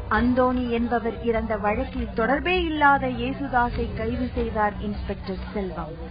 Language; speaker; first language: Tamil; native; Tamil